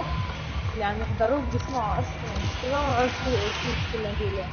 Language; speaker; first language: Arabic; native; Arabic